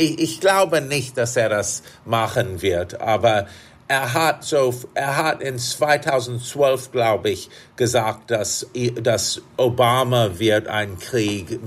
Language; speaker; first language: German; non-native, fluent; English